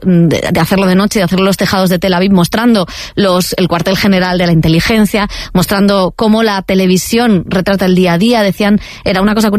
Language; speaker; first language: Spanish; native; Spanish